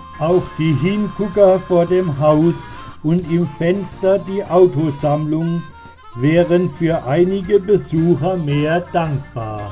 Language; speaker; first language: German; native; German